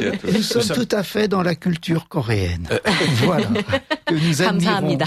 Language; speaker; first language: French; native; French